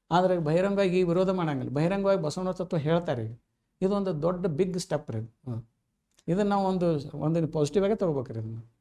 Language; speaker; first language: Kannada; native; Kannada